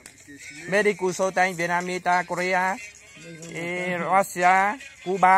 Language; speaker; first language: Portuguese; non-native, learner; Vietnamese